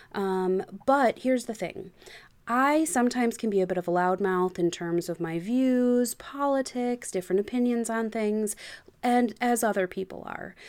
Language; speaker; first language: English; native; English